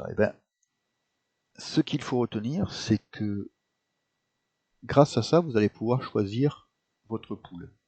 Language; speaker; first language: French; native; French